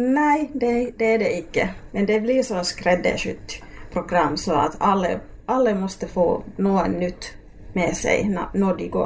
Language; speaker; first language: Swedish; non-native, local second language; Finnish